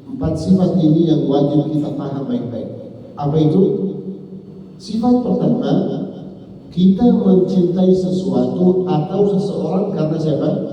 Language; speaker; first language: Indonesian; non-native, learner; Arabic